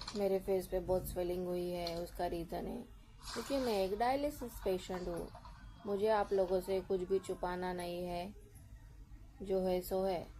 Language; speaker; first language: Hindi; non-native, local second language; Marathi